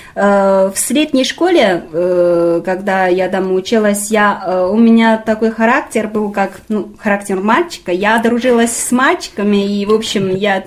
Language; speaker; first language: Russian; non-native, fluent; Chinese